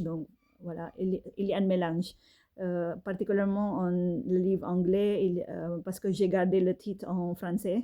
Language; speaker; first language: French; non-native, learner; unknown